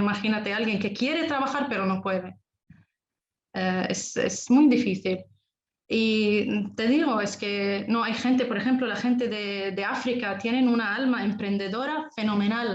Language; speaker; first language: Spanish; non-native, fluent; Arabic